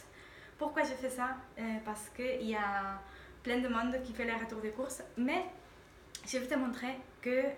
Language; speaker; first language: French; non-native, fluent; Spanish